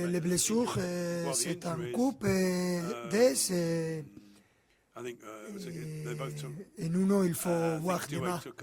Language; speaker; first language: French; non-native, fluent; Spanish